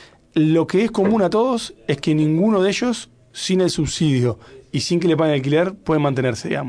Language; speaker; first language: Spanish; native; Spanish